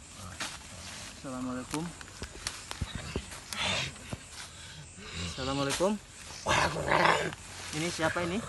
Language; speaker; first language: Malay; non-native, local second language; Javanese